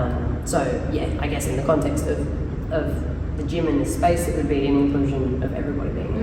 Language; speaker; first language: English; native; English